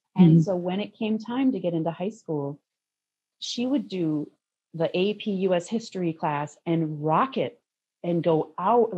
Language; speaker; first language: English; native; English